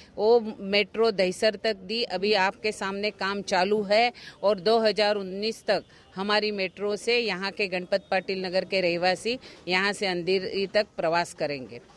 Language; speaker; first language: Hindi; non-native, local second language; Marathi